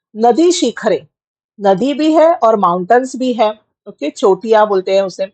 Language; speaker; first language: Hindi; non-native, local second language; Marathi